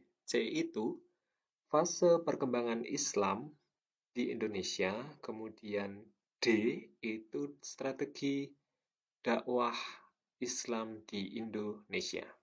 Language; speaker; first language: Indonesian; native; Indonesian